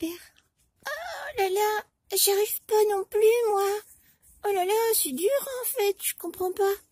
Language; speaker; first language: French; native; French